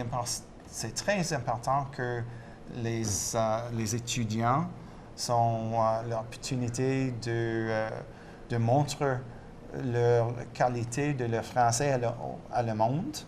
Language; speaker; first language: French; non-native, local second language; English